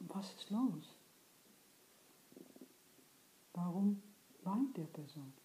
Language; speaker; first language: German; non-native, fluent; English